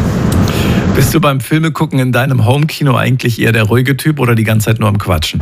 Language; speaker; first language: German; native; German